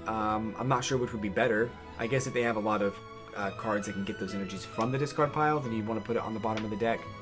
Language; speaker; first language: English; native; English